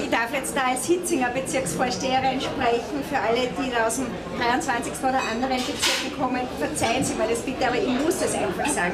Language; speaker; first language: German; native; German